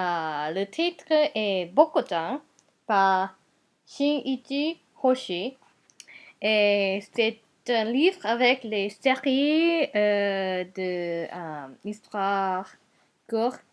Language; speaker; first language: French; non-native, learner; Japanese